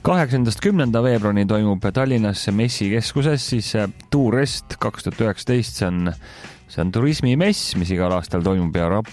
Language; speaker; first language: Estonian; native; Estonian